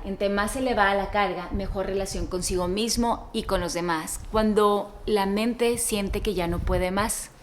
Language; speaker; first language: Spanish; native; Spanish